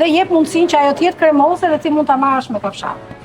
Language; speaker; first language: Albanian; native; Albanian